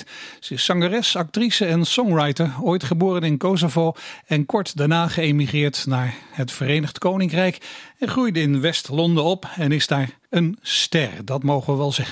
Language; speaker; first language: Dutch; native; Dutch